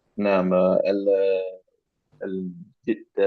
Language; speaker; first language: Arabic; non-native, learner; English